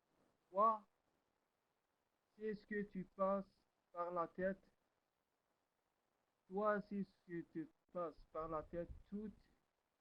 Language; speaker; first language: French; non-native, learner; Arabic